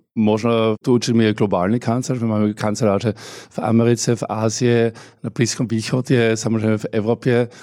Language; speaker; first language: Czech; non-native, fluent; German